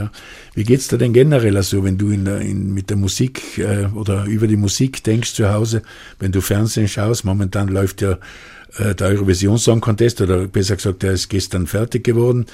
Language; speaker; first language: German; native; German